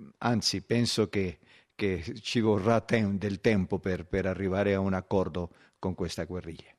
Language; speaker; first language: Italian; non-native, fluent; Spanish